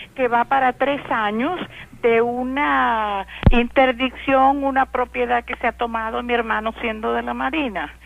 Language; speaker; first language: Spanish; native; Spanish